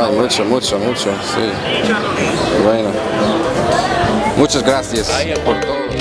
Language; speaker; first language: Spanish; non-native, learner; English